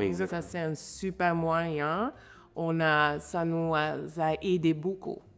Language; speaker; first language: French; non-native, fluent; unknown